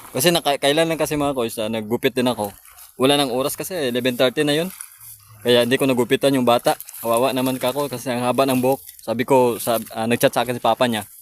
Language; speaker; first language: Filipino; non-native, local second language; Aklanon